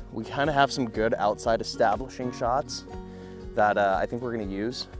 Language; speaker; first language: English; native; English